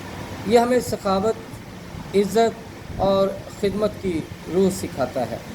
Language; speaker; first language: Urdu; native; Urdu